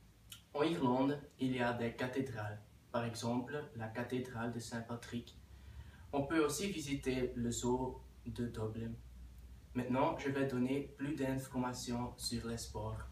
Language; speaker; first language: French; non-native, learner; Dutch